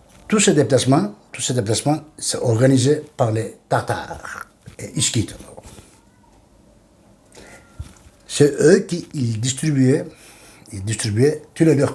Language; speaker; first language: French; non-native, learner; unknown